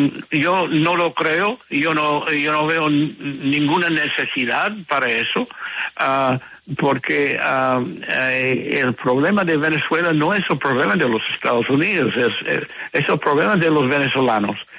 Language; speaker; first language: Spanish; non-native, fluent; English